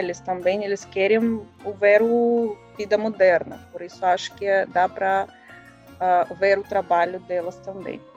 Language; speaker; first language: Portuguese; non-native, learner; Russian